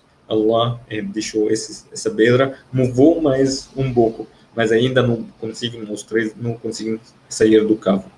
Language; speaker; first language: Portuguese; non-native, fluent; Arabic